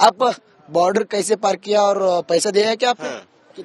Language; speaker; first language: Hindi; non-native, local second language; Kannada